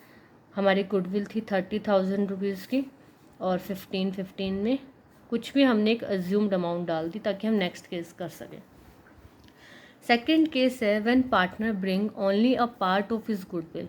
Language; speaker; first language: Hindi; native; Hindi